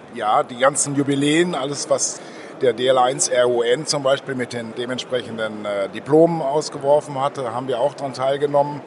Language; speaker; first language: German; native; German